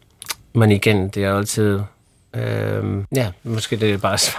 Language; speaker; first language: Danish; non-native, fluent; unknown